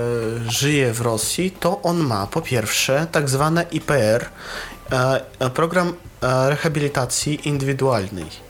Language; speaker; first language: Polish; non-native, fluent; Russian